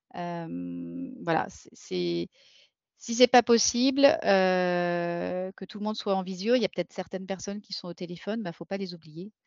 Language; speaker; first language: French; native; French